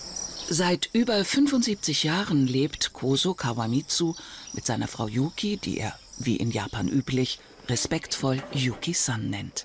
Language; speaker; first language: German; native; German